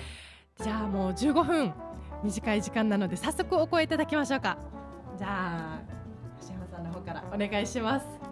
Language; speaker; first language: Japanese; native; Japanese